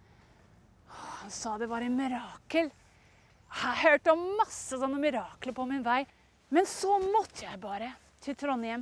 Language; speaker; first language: Norwegian; non-native, fluent; English